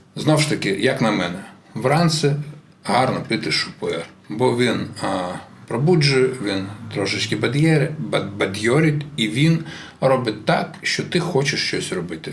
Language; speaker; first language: Ukrainian; non-native, local second language; Russian